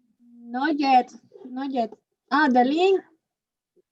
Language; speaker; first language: English; non-native, learner; Spanish